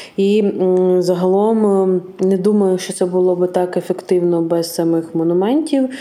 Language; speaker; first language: Ukrainian; native; Ukrainian